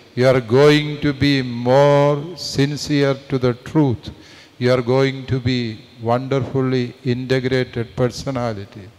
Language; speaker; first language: English; non-native, local second language; Malayalam